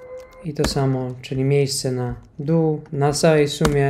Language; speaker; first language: Polish; native; Polish